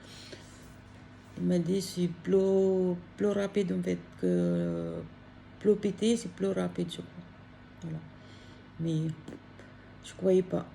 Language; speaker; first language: French; non-native, learner; Filipino